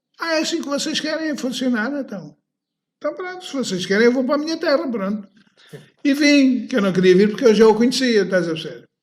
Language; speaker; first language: Portuguese; native; Portuguese